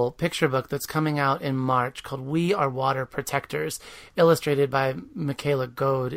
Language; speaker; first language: English; native; English